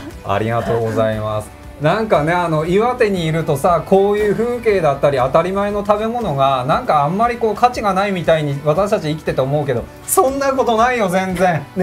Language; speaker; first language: Japanese; native; Japanese